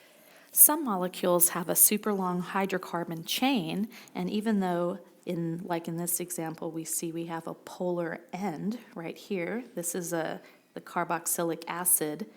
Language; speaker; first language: English; native; English